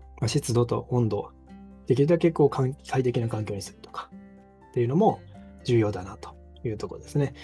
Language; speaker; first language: Japanese; native; Japanese